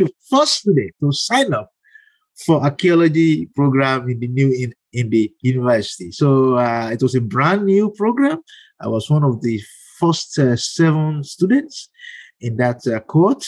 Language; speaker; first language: English; non-native, local second language; Yoruba